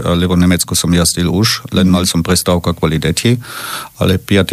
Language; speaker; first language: Slovak; non-native, fluent; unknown